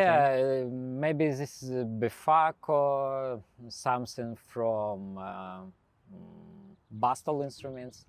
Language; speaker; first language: English; non-native, learner; Belarusian